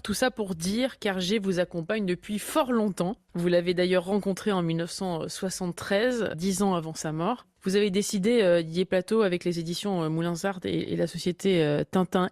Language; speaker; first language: French; native; French